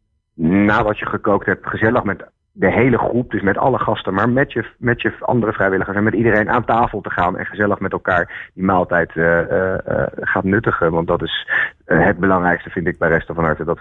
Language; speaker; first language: Dutch; native; Dutch